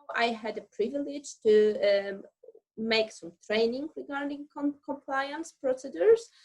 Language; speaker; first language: English; non-native, fluent; Polish